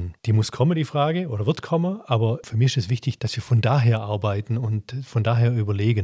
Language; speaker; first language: German; native; German